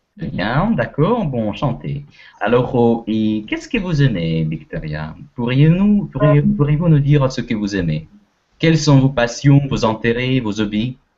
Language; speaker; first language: French; non-native, fluent; Russian